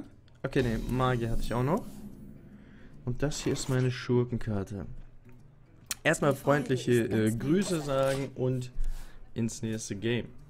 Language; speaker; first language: German; native; German